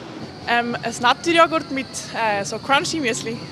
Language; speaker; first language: German; native; German